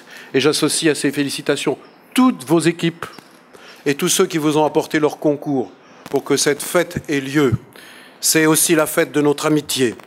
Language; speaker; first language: French; native; French